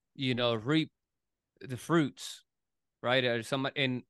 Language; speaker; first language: English; non-native, fluent; Spanish